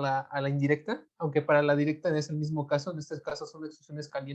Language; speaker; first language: Spanish; native; Spanish